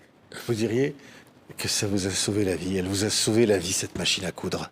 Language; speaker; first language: French; native; French